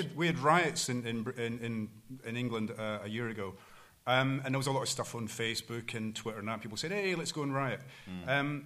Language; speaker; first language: English; native; English